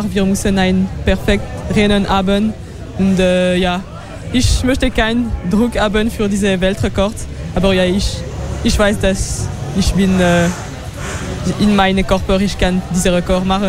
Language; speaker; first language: German; non-native, local second language; French